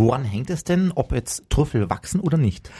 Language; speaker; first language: German; native; German